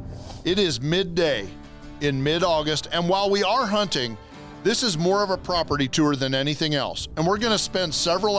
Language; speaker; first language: English; native; English